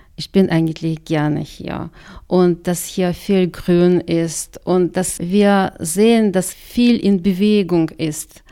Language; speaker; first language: German; non-native, fluent; Russian